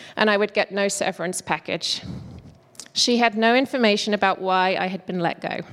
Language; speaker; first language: English; native; English